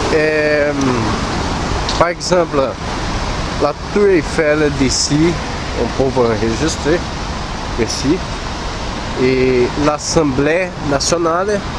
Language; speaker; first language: French; non-native, learner; Portuguese